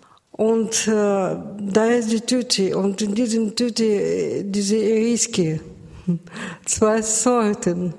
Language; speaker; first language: German; non-native, learner; Russian